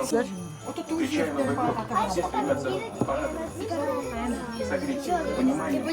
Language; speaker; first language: Russian; native; Russian